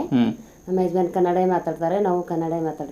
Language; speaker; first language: Kannada; non-native, learner; Nepali